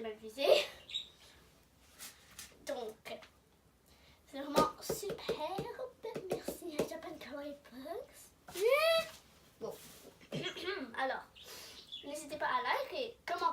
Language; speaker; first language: French; native; French